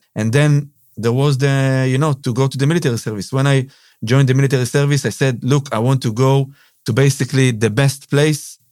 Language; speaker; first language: English; non-native, fluent; Hebrew